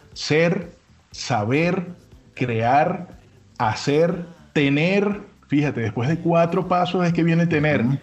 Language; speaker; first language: Spanish; native; Spanish